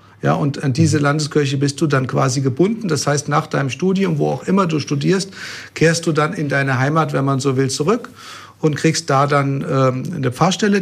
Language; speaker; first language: German; native; German